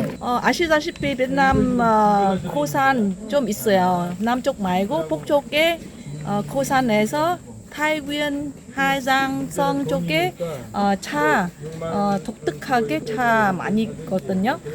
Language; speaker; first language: Korean; non-native, fluent; Vietnamese